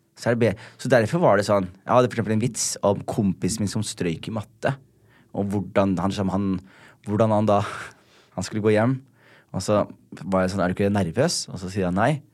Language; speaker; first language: Norwegian; early bilingual, other home language; Somali